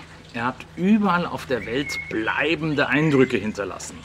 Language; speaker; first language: German; native; German